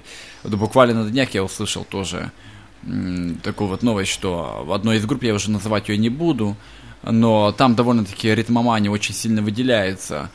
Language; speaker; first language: Russian; native; Russian